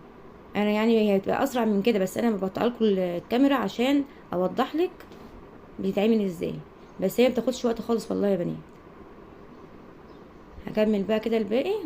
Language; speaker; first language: Arabic; native; Arabic